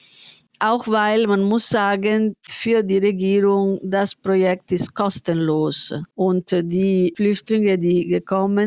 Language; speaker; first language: German; non-native, fluent; Italian